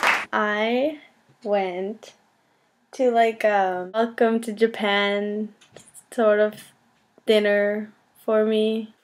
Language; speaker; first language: English; native; English